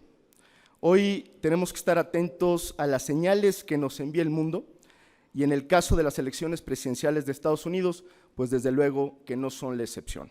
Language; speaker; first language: Spanish; native; Spanish